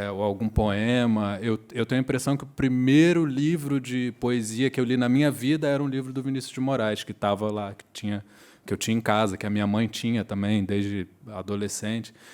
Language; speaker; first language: Portuguese; native; Portuguese